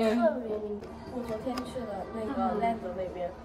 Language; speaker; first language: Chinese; non-native, learner; Japanese